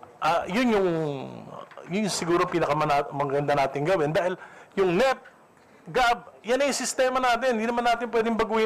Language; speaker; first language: Filipino; native; Filipino